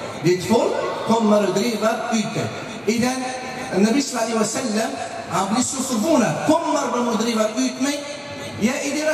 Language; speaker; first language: Swedish; non-native, fluent; Arabic